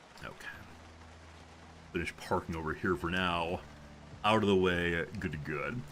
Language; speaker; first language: English; native; English